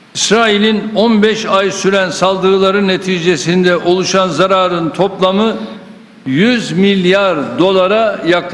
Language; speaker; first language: Turkish; native; Turkish